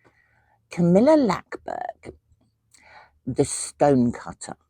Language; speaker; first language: English; native; English